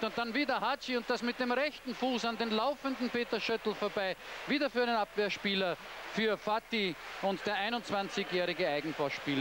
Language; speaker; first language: German; native; German